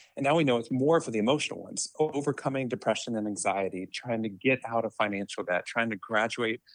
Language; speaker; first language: English; native; English